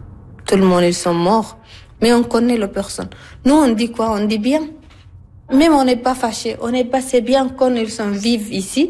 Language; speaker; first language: French; non-native, learner; Arabic